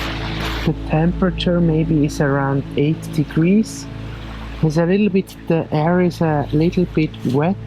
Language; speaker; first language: English; non-native, fluent; German